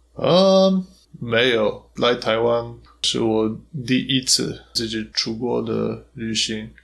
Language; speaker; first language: Chinese; non-native, fluent; Polish